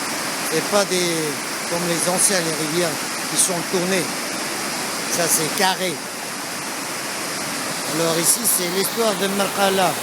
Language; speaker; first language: French; non-native, local second language; Arabic